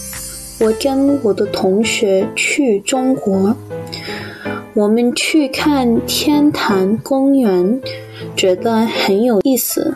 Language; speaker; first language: Chinese; non-native, learner; English